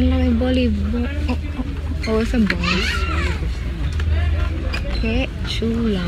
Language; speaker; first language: Spanish; native; Spanish